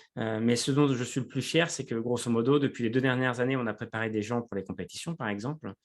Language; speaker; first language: French; native; French